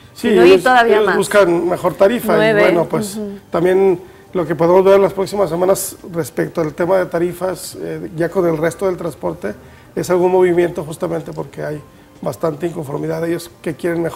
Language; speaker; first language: Spanish; native; Spanish